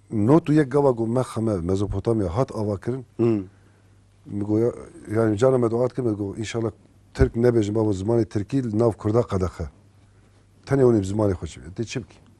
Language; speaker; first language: Kurdish; native; Kurdish